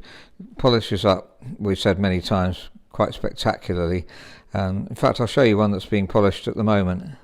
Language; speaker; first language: English; native; English